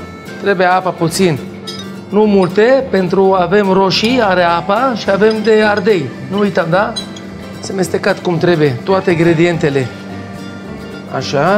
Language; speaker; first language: Romanian; non-native, fluent; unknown